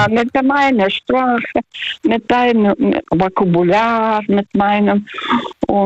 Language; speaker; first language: German; non-native, learner; Russian